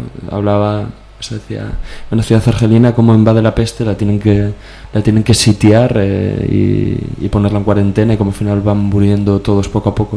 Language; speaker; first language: Spanish; native; Spanish